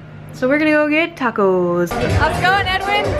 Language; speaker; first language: English; native; English